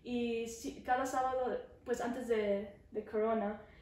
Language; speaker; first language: Spanish; early bilingual, heritage; Spanish